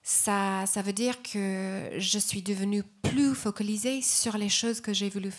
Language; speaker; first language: French; non-native, fluent; English